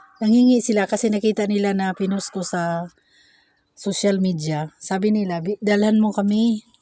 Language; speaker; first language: Filipino; non-native, local second language; Cebuano